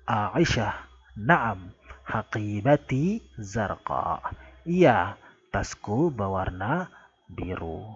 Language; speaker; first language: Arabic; non-native, fluent; Indonesian